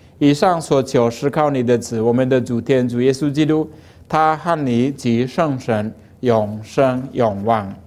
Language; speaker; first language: Chinese; non-native, fluent; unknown